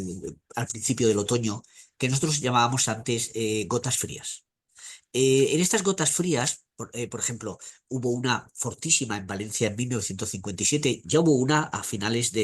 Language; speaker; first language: Spanish; native; Spanish